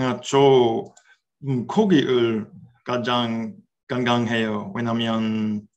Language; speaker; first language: Korean; non-native, learner; English